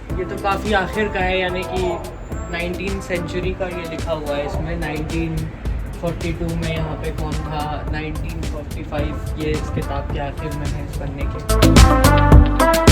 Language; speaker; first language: Hindi; native; Hindi